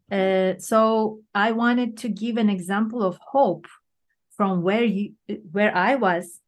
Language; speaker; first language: English; non-native, fluent; Turkish